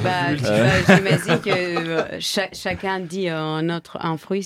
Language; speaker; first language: French; non-native, fluent; Greek